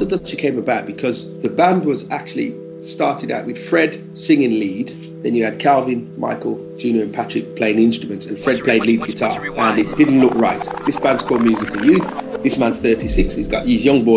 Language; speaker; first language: English; native; English